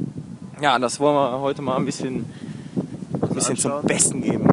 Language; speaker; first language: German; native; German